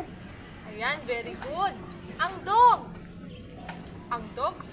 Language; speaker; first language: Filipino; native; Filipino